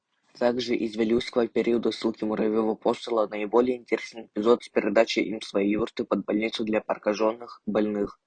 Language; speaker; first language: Russian; non-native, local second language; Yakut